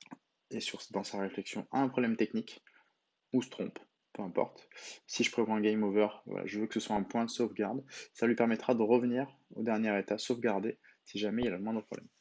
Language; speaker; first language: French; native; French